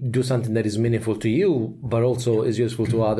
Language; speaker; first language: English; non-native, fluent; Italian